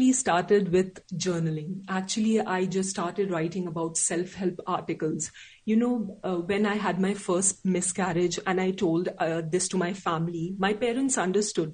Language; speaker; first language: English; non-native, local second language; Hindi